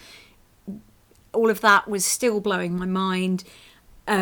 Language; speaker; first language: English; native; English